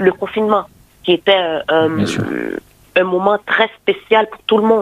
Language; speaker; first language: French; non-native, local second language; Haitian Creole